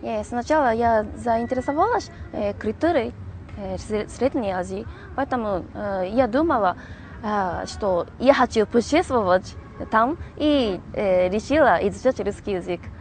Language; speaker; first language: Russian; non-native, learner; Japanese